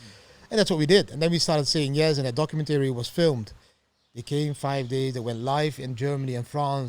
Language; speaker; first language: English; non-native, fluent; Dutch